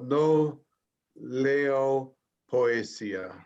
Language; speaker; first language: Spanish; non-native, learner; English